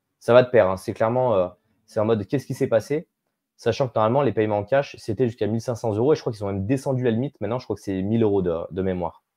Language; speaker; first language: French; native; French